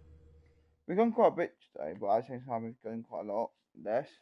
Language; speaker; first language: English; native; English